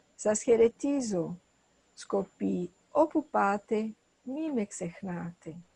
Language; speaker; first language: Greek; early bilingual, heritage; Portuguese